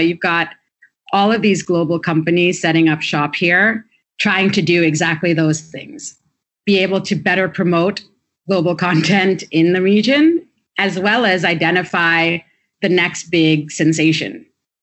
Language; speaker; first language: English; native; English